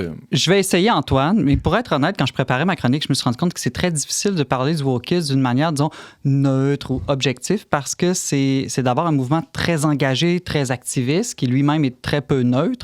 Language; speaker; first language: French; native; French